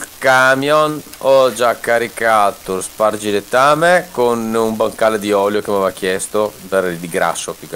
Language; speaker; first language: Italian; native; Italian